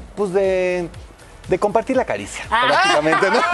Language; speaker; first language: Spanish; native; Spanish